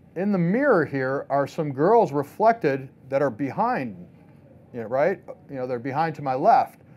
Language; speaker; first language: English; native; English